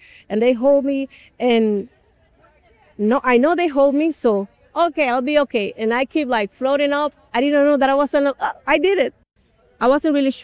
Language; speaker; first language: English; non-native, fluent; Spanish